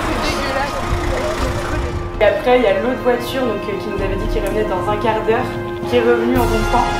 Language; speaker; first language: French; native; French